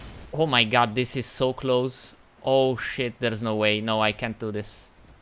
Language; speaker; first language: English; non-native, fluent; Italian